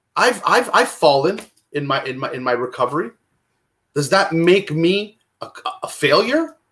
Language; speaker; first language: English; non-native, fluent; Italian